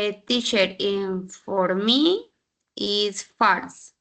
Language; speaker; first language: English; non-native, learner; Spanish